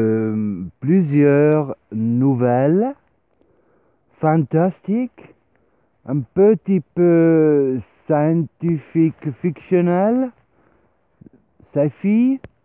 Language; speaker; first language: French; non-native, learner; Swiss German